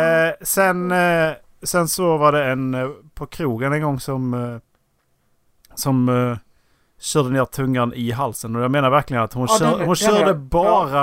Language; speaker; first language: Swedish; native; Swedish